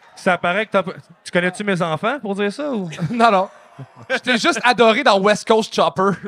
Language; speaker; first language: French; native; French